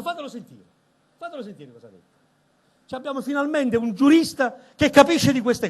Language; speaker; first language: Italian; native; Italian